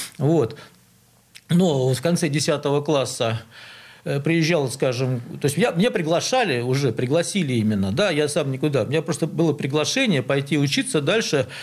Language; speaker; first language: Russian; native; Russian